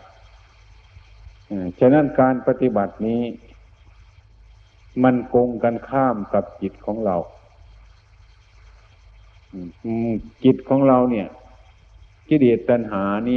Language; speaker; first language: Thai; native; Thai